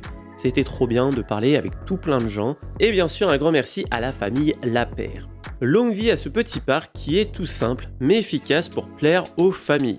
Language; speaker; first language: French; native; French